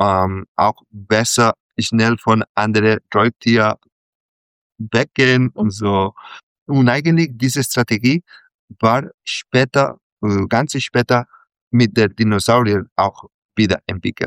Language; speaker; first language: German; non-native, fluent; Catalan